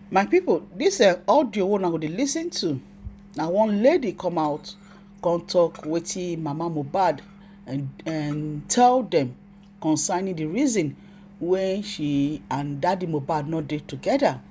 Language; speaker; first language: Nigerian Pidgin; native; Nigerian Pidgin